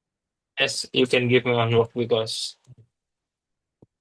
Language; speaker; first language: English; non-native, learner; Indonesian